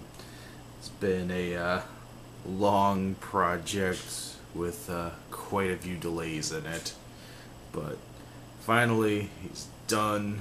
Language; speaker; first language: English; native; English